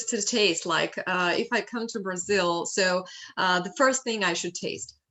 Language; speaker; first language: English; non-native, fluent; Russian